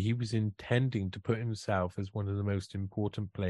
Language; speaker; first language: English; native; English